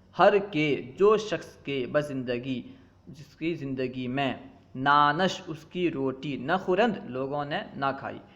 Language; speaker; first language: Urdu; native; Urdu